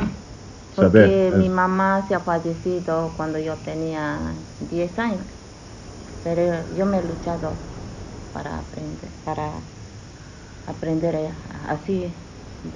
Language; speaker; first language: Spanish; non-native, local second language; Shipibo-Conibo